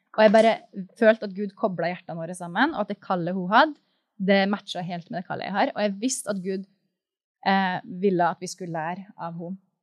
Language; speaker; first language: Norwegian; native; Norwegian